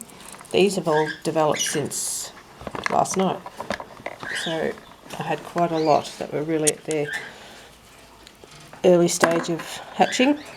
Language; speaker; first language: English; native; English